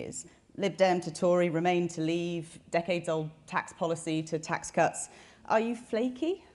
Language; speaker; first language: English; native; English